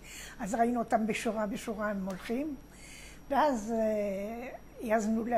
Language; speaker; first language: Hebrew; non-native, fluent; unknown